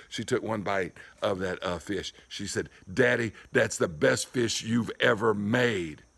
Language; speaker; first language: English; native; English